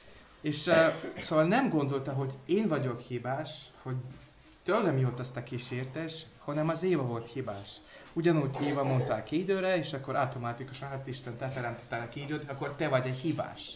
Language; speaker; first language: Hungarian; non-native, learner; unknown